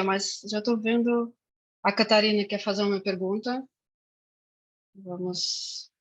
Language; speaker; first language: Portuguese; non-native, fluent; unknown